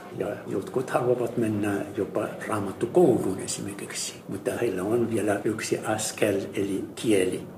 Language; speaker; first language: Finnish; non-native, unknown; Arabic